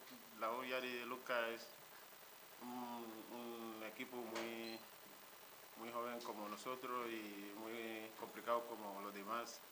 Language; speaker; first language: Spanish; non-native, learner; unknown